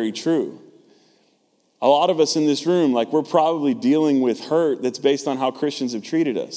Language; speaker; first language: English; native; English